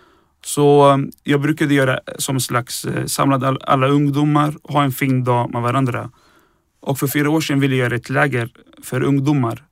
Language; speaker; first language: Swedish; early bilingual, other home language; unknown